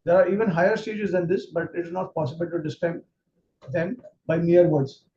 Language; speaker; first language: English; non-native, local second language; Hindi